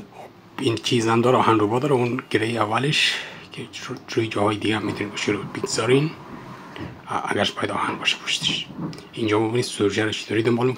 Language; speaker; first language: Persian; native; Persian